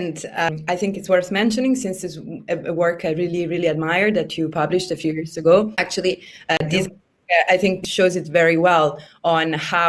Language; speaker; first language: English; non-native, fluent; Italian